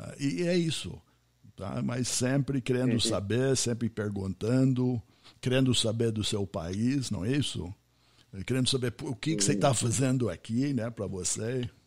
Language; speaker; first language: Portuguese; non-native, fluent; English